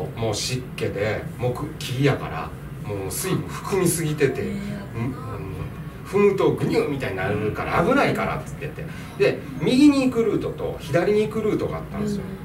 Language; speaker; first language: Japanese; native; Japanese